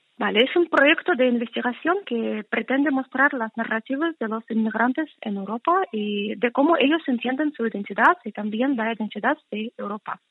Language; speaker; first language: Spanish; non-native, fluent; Russian